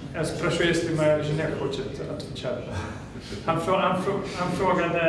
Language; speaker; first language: Russian; non-native, fluent; Swedish